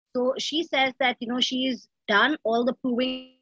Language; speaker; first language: English; non-native, local second language; Hindi